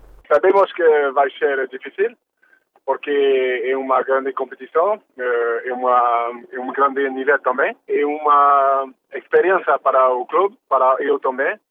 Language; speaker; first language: Portuguese; early bilingual, heritage; French